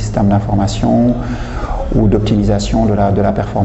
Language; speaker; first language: French; non-native, local second language; Wolof